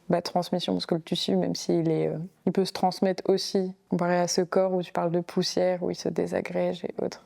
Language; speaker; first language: French; native; French